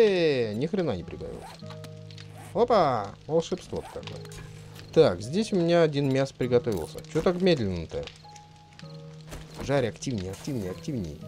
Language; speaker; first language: Russian; native; Russian